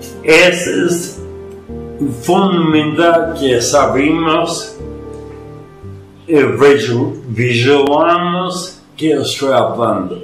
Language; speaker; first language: Spanish; non-native, fluent; English